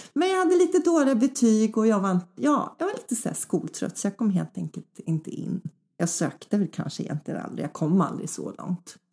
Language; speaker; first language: Swedish; early bilingual, other home language; Polish